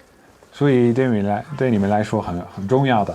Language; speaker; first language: Chinese; non-native, fluent; Dutch